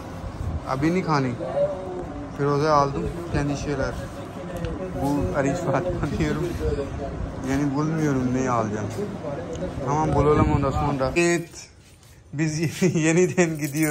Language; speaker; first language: Turkish; non-native, learner; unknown